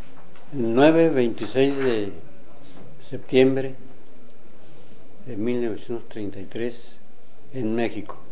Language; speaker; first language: Spanish; native; Spanish